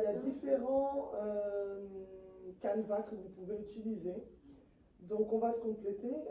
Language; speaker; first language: French; native; French